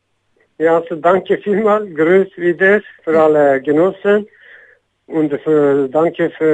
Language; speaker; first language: German; non-native, learner; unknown